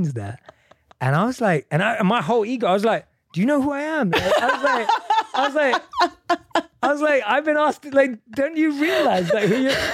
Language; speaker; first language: English; native; English